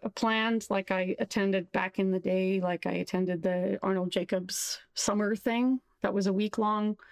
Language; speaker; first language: English; native; English